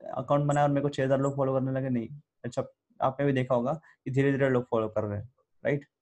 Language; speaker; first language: Hindi; native; Hindi